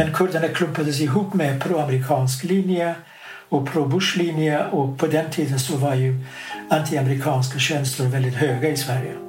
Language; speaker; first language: Swedish; non-native, fluent; Kurdish